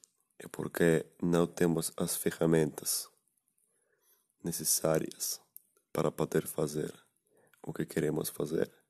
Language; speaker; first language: Portuguese; non-native, learner; Spanish